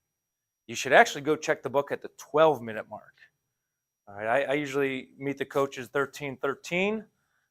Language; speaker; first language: English; native; English